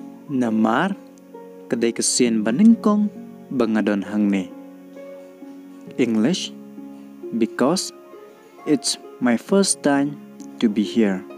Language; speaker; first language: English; non-native, local second language; Khasi